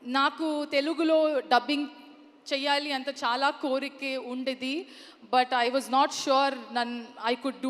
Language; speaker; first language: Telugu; non-native, learner; Kannada